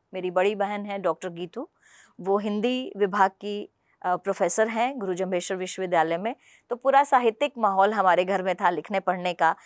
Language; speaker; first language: Hindi; non-native, local second language; Punjabi